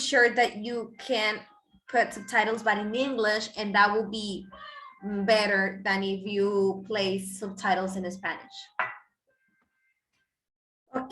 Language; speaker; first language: English; non-native, fluent; Spanish